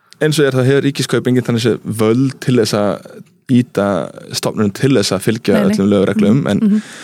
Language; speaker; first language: Icelandic; early bilingual, heritage; Icelandic